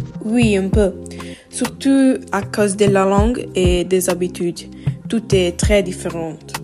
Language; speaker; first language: French; non-native, learner; Italian